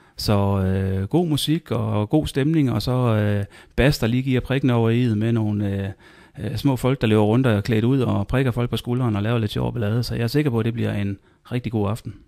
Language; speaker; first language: Danish; native; Danish